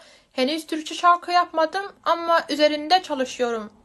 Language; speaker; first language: Turkish; early bilingual, heritage; Azerbaijani